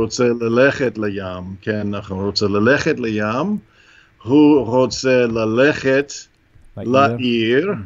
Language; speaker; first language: Hebrew; non-native, fluent; English